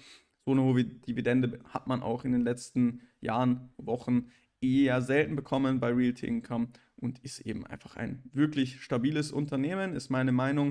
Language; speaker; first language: German; native; German